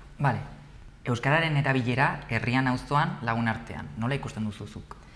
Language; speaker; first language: Basque; non-native, local second language; Spanish